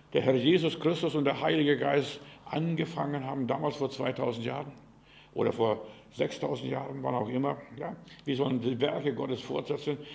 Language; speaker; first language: German; non-native, fluent; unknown